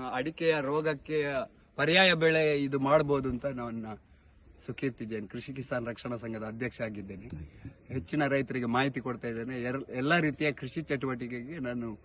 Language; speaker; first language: Kannada; native; Kannada